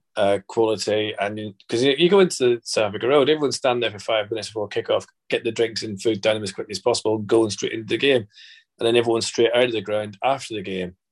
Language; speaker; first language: English; native; English